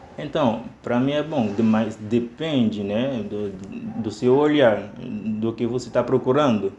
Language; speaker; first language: Portuguese; non-native, fluent; Haitian Creole